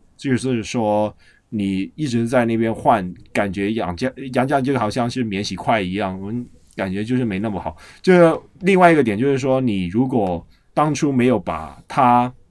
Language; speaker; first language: Chinese; native; Chinese